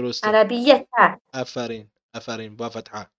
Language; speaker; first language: Arabic; non-native, fluent; Persian